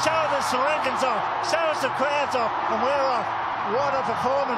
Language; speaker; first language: English; native; English